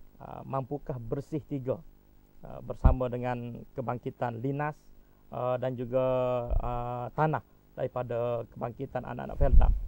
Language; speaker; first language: Malay; native; Malay